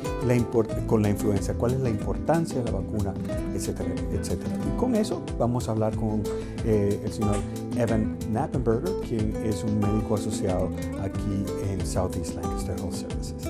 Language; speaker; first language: Spanish; native; Spanish